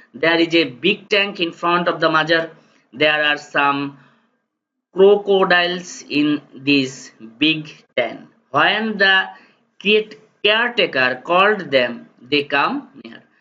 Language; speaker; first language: English; non-native, local second language; Bangla